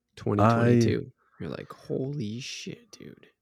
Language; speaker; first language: English; early bilingual, other home language; Finnish